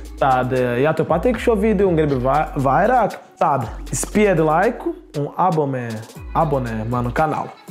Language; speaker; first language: Latvian; non-native, learner; Portuguese